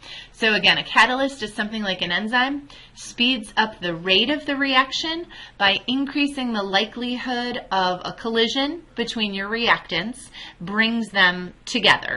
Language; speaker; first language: English; native; English